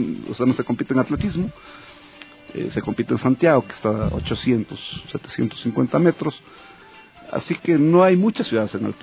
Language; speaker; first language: Spanish; native; Spanish